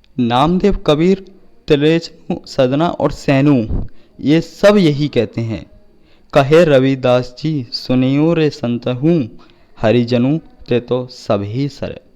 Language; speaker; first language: Hindi; native; Hindi